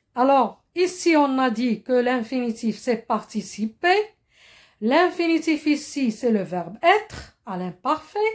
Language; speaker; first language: French; non-native, local second language; Arabic